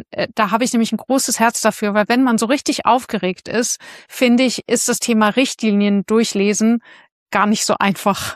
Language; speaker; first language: German; native; German